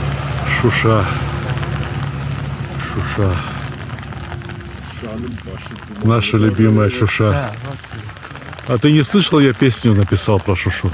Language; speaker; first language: Russian; native; Russian